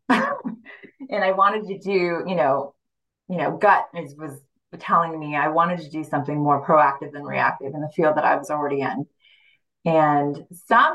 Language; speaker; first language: English; early bilingual, other home language; Spanish